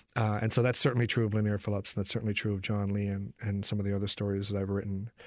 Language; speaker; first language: English; native; English